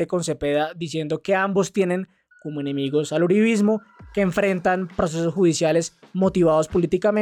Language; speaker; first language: Spanish; native; Spanish